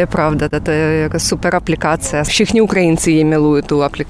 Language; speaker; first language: Czech; non-native, fluent; Ukrainian